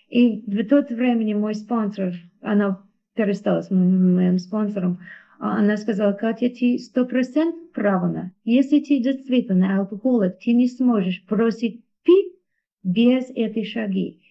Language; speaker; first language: Russian; non-native, learner; English